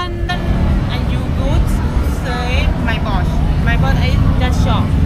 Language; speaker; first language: English; non-native, learner; Thai